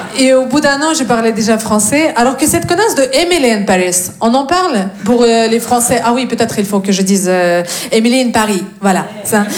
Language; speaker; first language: French; non-native, fluent; Russian